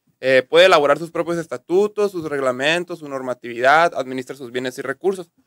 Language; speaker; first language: Spanish; native; Spanish